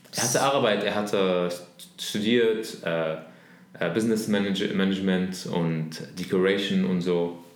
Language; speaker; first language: German; non-native, fluent; Arabic